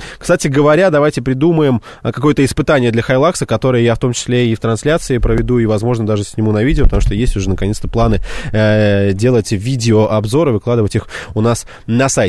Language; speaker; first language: Russian; native; Russian